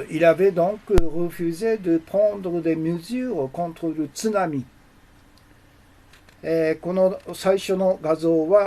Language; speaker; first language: French; non-native, learner; Japanese